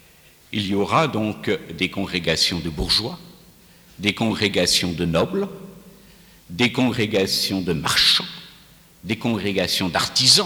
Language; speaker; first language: French; native; French